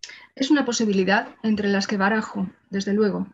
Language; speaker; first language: Spanish; native; Spanish